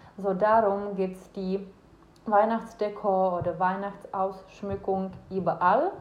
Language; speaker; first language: German; non-native, fluent; Czech